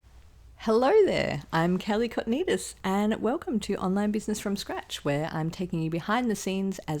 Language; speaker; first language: English; native; English